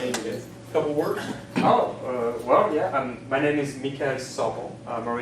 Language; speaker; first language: English; non-native, fluent; French